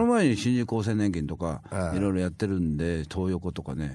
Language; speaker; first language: Japanese; native; Japanese